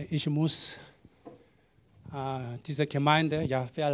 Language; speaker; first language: German; non-native, learner; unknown